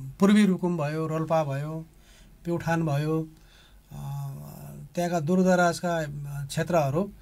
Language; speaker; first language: Nepali; native; Nepali